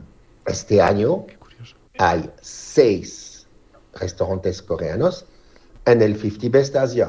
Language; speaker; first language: Spanish; non-native, fluent; French